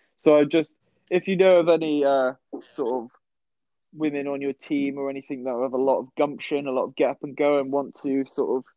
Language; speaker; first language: English; native; English